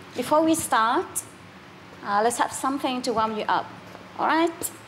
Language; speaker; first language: English; non-native, fluent; Vietnamese